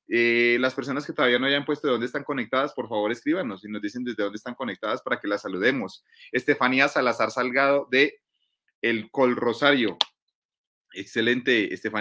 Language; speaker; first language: Spanish; native; Spanish